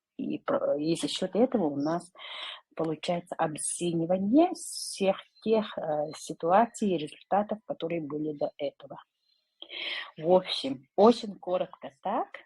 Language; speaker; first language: Russian; non-native, local second language; Yakut